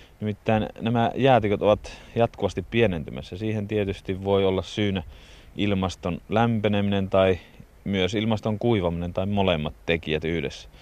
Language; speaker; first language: Finnish; native; Finnish